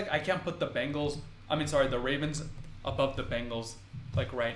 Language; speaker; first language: English; native; English